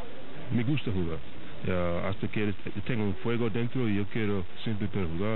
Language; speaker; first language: Spanish; non-native, fluent; English